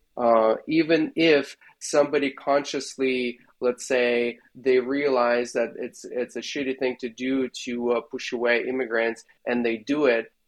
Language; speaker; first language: English; non-native, fluent; Russian